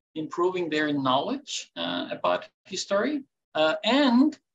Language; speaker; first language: English; non-native, fluent; Turkish